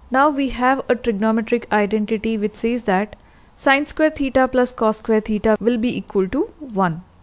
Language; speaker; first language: English; non-native, local second language; Hindi